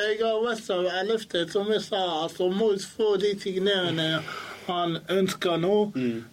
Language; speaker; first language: Norwegian; early bilingual, other home language; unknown